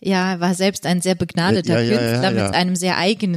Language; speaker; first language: German; native; German